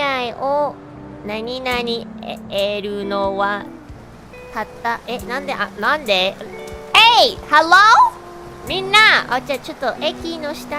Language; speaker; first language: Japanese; non-native, learner; Chinese